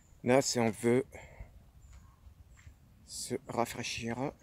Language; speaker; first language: French; non-native, fluent; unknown